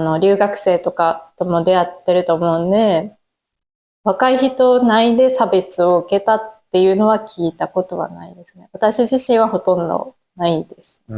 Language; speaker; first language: Japanese; native; Japanese